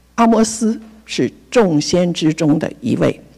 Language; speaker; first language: Chinese; native; Chinese